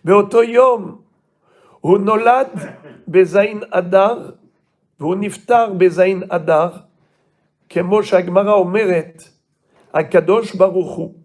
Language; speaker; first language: Hebrew; non-native, fluent; French